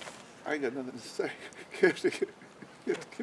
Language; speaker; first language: English; native; English